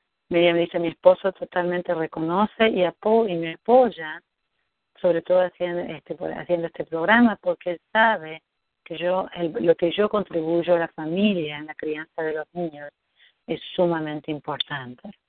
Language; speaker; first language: Spanish; native; Spanish